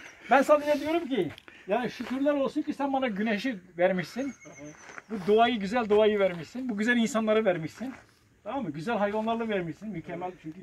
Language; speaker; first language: Turkish; non-native, local second language; Kurdish